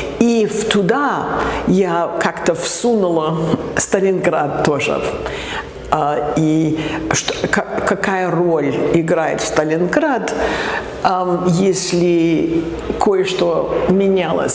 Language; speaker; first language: Russian; non-native, fluent; English